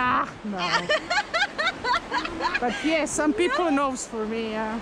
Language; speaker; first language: English; non-native, learner; Serbian